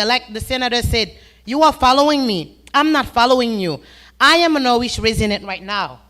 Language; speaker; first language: English; non-native, fluent; Haitian Creole